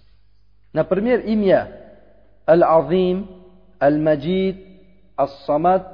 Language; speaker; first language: Russian; non-native, learner; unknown